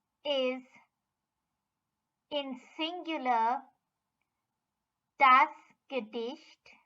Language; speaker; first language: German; non-native, fluent; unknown